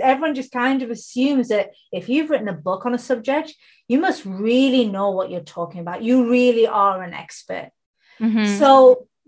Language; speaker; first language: English; native; English